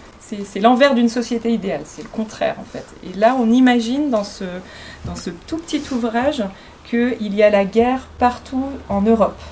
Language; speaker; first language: French; native; French